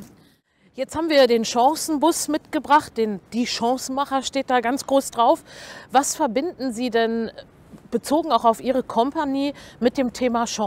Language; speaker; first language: German; native; German